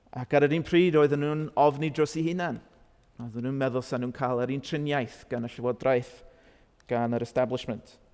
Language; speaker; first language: Welsh; non-native, fluent; English